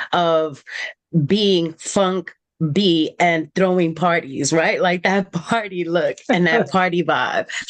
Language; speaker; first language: English; native; English